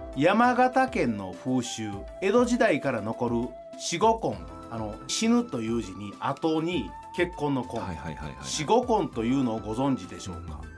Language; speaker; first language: Japanese; native; Japanese